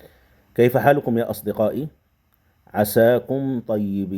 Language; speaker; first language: Arabic; non-native, fluent; Indonesian